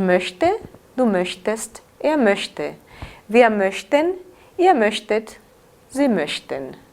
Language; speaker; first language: German; non-native, fluent; Spanish